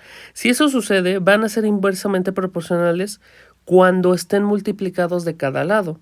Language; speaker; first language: Spanish; native; Spanish